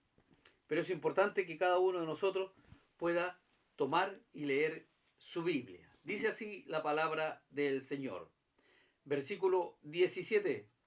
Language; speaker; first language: Spanish; native; Spanish